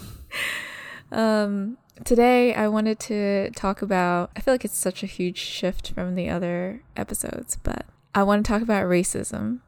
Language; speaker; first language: English; early bilingual, other home language; Malagasy